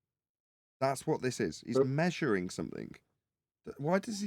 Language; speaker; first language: English; native; English